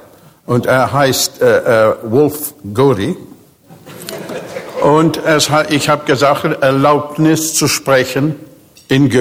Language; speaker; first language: German; non-native, fluent; English